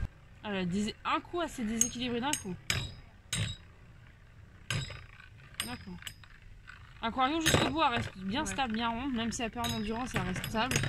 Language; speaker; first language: French; native; French